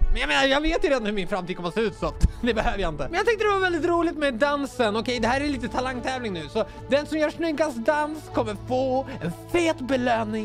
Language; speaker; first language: Swedish; native; Swedish